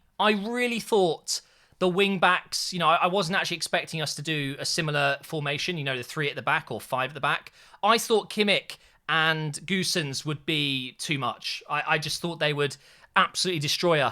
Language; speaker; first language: English; native; English